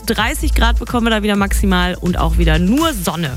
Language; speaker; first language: German; native; German